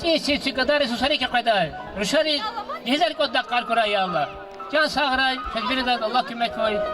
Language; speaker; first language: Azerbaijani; non-native, local second language; Lezghian